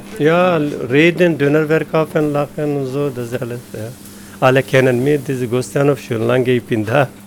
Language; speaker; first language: German; non-native, learner; Turkish